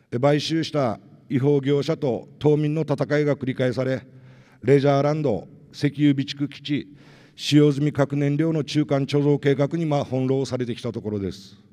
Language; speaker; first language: Japanese; native; Japanese